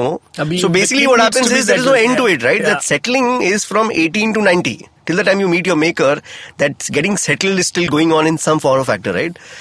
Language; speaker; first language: English; non-native, local second language; Hindi